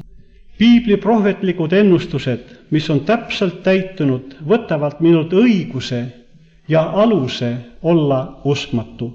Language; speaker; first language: Estonian; native; Estonian